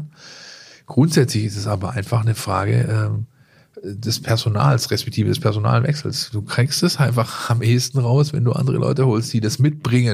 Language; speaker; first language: German; native; German